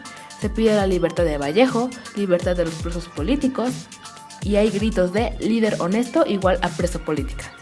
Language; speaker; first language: Spanish; native; Spanish